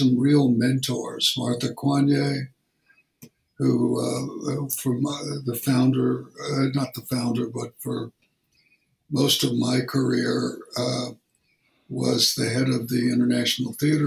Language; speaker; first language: English; native; English